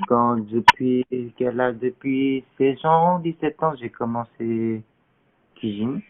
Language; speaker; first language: French; non-native, learner; Korean